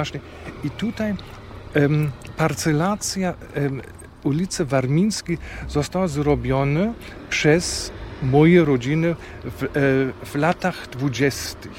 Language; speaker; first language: Polish; non-native, fluent; German